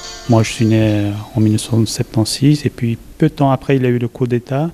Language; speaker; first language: French; non-native, fluent; Turkish